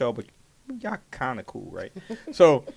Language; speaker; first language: English; native; English